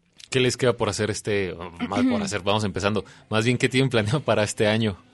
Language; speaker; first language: Spanish; native; Spanish